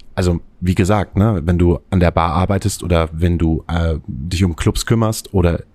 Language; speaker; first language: German; native; German